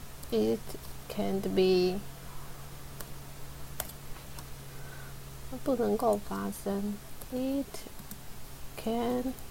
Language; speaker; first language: English; non-native, learner; Chinese